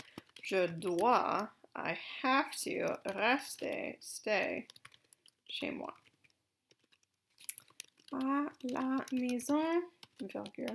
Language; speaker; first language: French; non-native, fluent; English